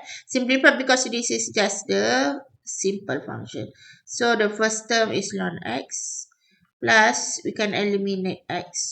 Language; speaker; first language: English; non-native, local second language; Malay